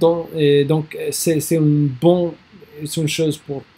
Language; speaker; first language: French; non-native, learner; English